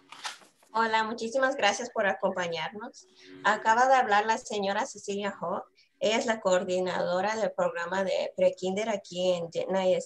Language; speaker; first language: Spanish; early bilingual, heritage; Spanish